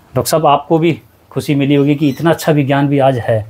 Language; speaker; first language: Hindi; native; Hindi